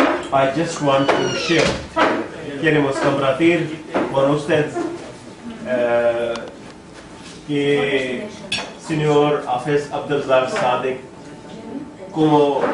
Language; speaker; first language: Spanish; non-native, learner; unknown